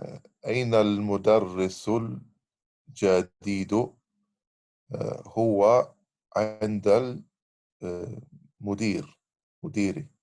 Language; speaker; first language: Arabic; non-native, learner; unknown